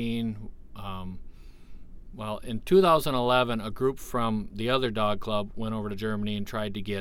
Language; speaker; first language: English; native; English